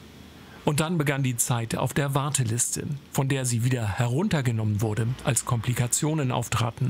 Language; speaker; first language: German; native; German